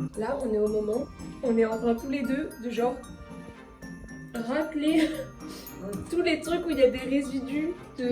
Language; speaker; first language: French; native; French